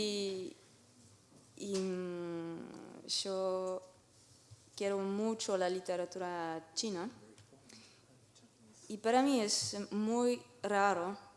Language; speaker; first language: Spanish; non-native, learner; French